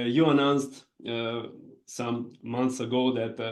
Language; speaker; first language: English; non-native, fluent; Hungarian